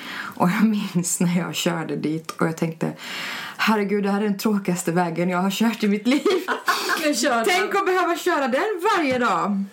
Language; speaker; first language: Swedish; early bilingual, other home language; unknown